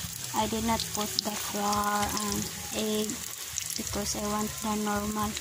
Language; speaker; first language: English; non-native, learner; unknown